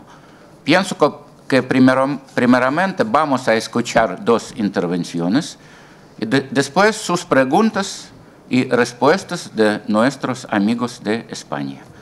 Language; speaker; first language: Spanish; non-native, fluent; Russian